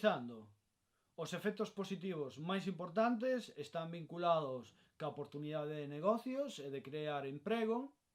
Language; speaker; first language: Galician; non-native, local second language; Spanish